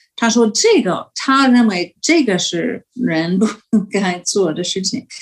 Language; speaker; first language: Chinese; non-native, fluent; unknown